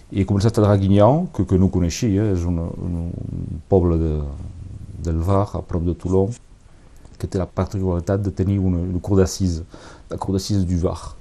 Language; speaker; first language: Catalan; non-native, local second language; French